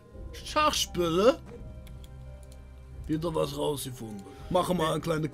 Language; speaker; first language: German; native; German